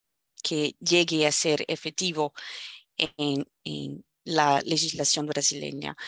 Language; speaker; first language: Spanish; non-native, fluent; Portuguese